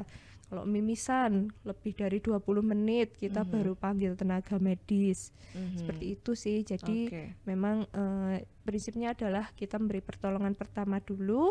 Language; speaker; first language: Indonesian; native; Indonesian